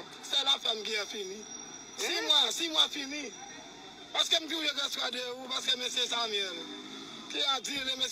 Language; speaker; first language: French; non-native, learner; Haitian Creole